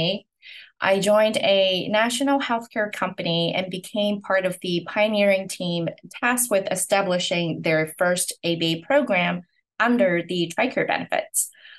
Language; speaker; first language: English; non-native, local second language; Cantonese